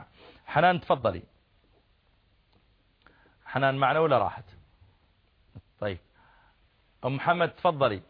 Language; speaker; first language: Arabic; native; Arabic